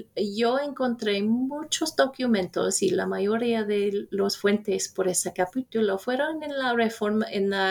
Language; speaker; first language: Spanish; non-native, fluent; English